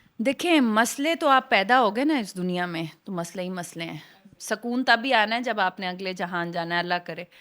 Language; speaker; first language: Urdu; non-native, local second language; Saraiki